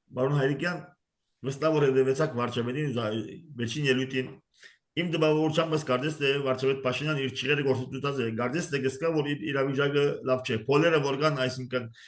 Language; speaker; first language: Armenian; early bilingual, heritage; Armenian